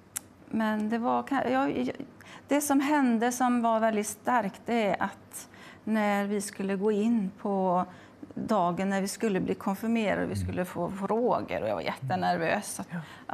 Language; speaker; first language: Swedish; native; Swedish